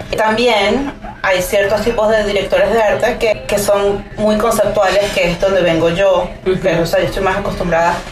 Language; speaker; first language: Spanish; native; Spanish